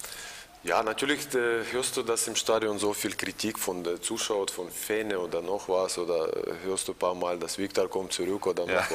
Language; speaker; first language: German; non-native, learner; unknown